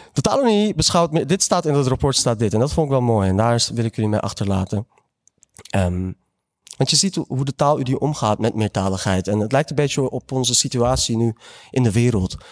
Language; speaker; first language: Dutch; early bilingual, other home language; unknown